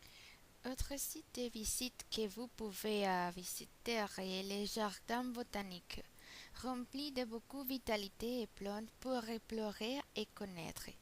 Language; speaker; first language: French; non-native, learner; Spanish